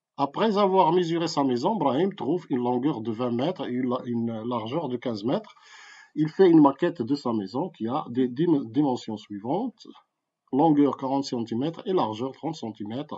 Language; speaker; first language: French; non-native, local second language; Arabic